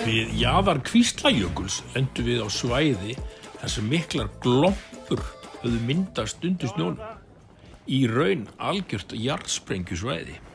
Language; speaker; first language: Icelandic; native; Icelandic